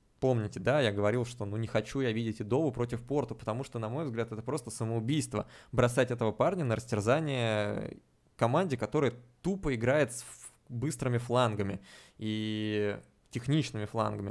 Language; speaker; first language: Russian; native; Russian